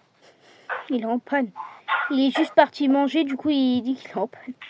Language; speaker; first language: French; native; French